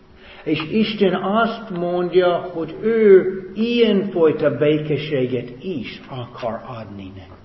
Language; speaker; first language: Hungarian; non-native, fluent; English